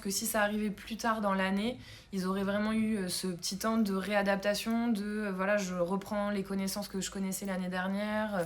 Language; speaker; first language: French; native; French